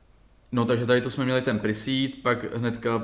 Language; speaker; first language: Czech; native; Czech